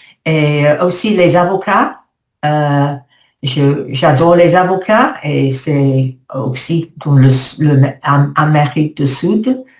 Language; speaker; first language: French; non-native, learner; English